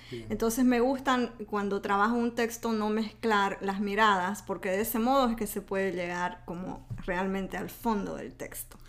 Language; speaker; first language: Spanish; native; Spanish